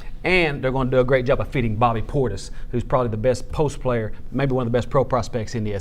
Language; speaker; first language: English; native; English